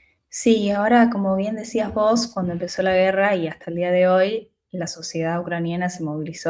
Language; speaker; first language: Spanish; native; Spanish